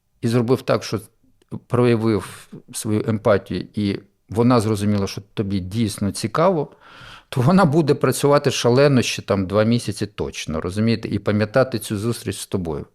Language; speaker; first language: Ukrainian; native; Ukrainian